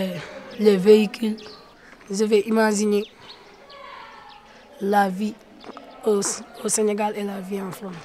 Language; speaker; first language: French; non-native, local second language; Fula